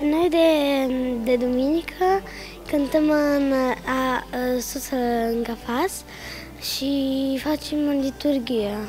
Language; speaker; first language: Romanian; early bilingual, heritage; Romanian